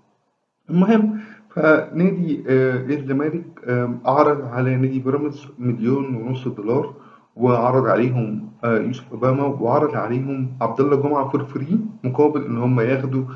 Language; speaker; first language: Arabic; native; Arabic